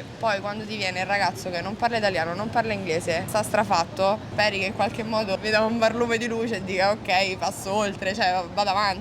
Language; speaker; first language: Italian; native; Italian